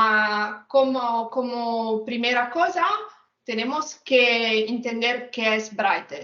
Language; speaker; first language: Spanish; non-native, fluent; Italian